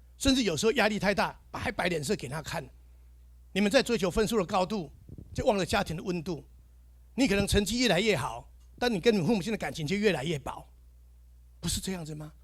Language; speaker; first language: Chinese; native; Chinese